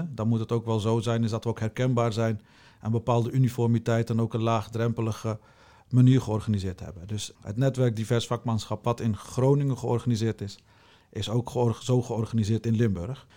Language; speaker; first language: Dutch; native; Dutch